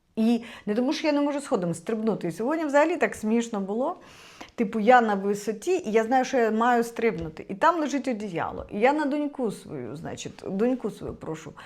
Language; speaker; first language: Ukrainian; non-native, local second language; Russian